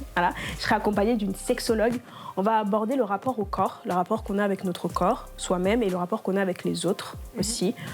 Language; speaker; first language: French; non-native, local second language; Lingala